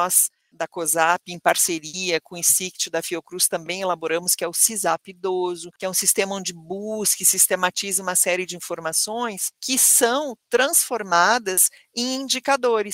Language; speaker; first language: Portuguese; native; Portuguese